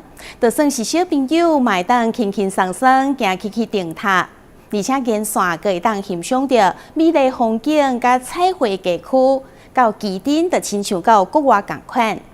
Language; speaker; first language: Chinese; native; Chinese